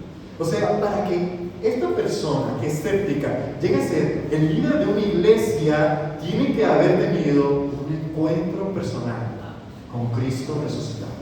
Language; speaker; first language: Spanish; native; Spanish